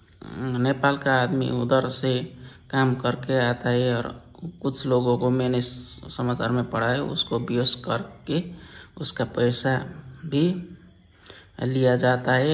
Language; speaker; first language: Hindi; non-native, learner; Nepali